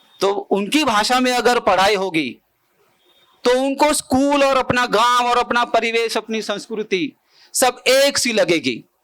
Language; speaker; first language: Hindi; non-native, local second language; Bhili